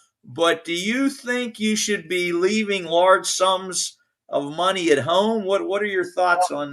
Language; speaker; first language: English; native; English